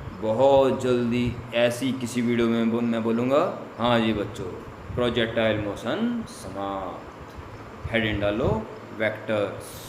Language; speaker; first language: Hindi; native; Hindi